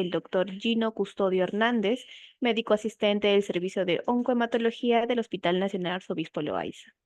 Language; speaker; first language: Spanish; native; Spanish